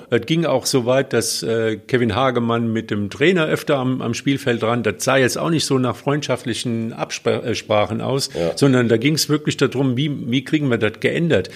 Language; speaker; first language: German; native; German